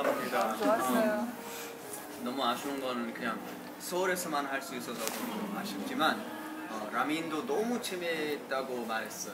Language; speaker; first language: Korean; early bilingual, heritage; English